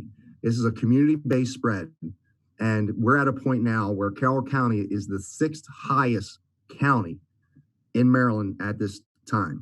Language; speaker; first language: English; native; English